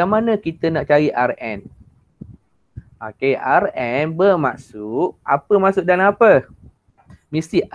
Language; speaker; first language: Malay; native; Malay